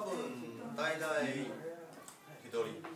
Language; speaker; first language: Japanese; non-native, learner; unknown